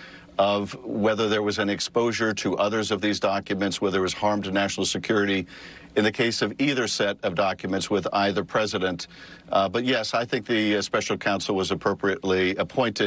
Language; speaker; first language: English; native; English